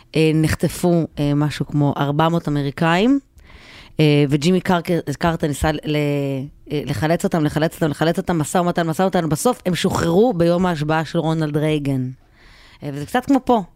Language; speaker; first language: Hebrew; native; Hebrew